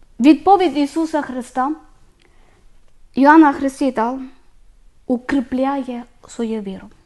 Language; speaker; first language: Ukrainian; non-native, learner; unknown